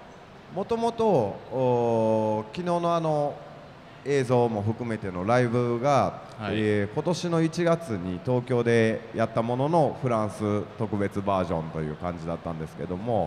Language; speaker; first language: Japanese; native; Japanese